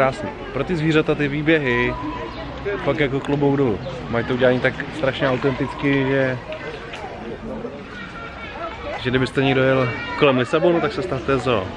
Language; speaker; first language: Czech; native; Czech